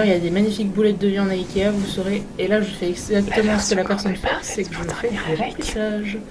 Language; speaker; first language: French; native; French